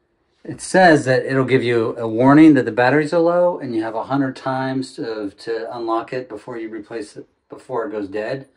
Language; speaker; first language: English; native; English